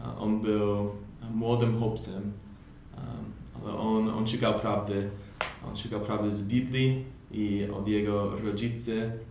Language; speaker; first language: Polish; non-native, learner; English